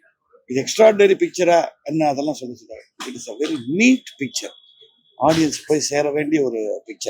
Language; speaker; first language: Tamil; native; Tamil